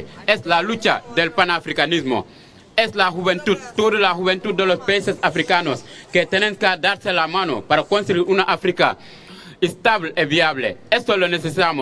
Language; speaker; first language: Spanish; non-native, fluent; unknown